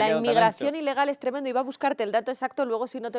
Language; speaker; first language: Spanish; native; Spanish